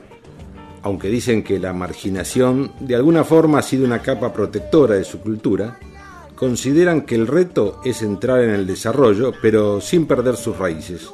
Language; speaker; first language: Spanish; native; Spanish